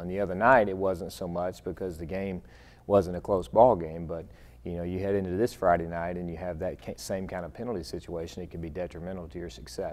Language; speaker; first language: English; native; English